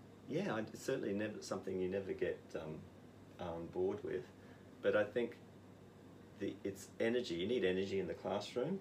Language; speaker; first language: English; native; English